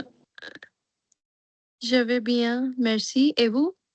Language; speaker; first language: French; non-native, learner; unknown